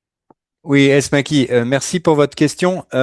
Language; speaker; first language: French; native; French